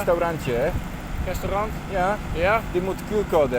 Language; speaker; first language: Dutch; non-native, learner; Polish